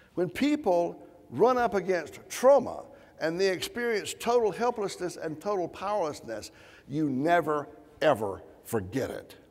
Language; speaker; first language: English; native; English